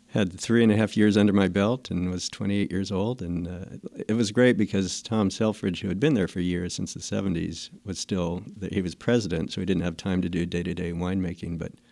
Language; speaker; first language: English; native; English